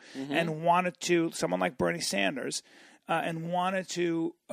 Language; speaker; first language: English; native; English